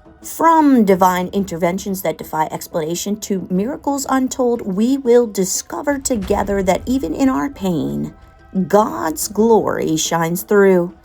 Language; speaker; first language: English; native; English